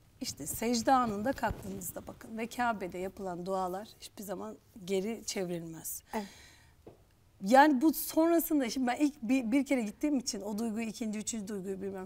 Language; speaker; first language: Turkish; native; Turkish